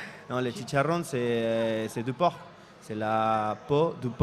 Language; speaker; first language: French; non-native, fluent; Spanish